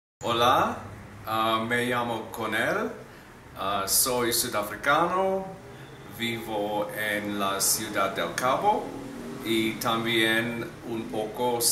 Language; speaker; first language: Spanish; non-native, learner; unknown